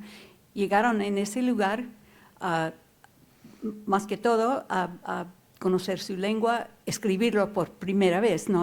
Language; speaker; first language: Spanish; non-native, local second language; English